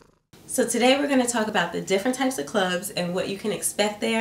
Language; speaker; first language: English; native; English